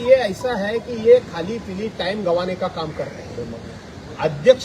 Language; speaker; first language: Hindi; non-native, local second language; Marathi